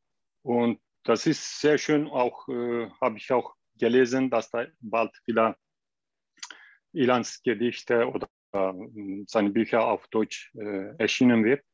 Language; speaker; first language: German; non-native, learner; Turkish